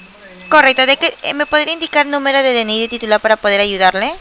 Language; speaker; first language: Spanish; native; Spanish